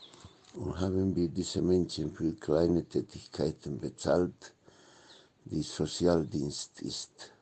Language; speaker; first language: German; non-native, fluent; Spanish